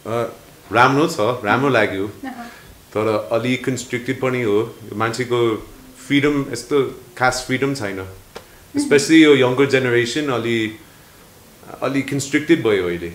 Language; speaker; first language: Nepali; non-native, learner; English